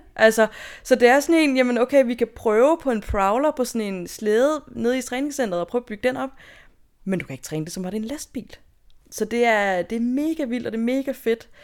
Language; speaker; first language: Danish; native; Danish